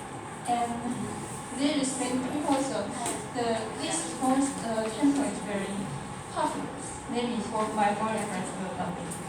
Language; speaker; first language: English; non-native, learner; Chinese